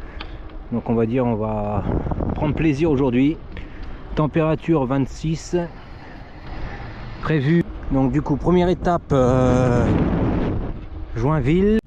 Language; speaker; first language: French; native; French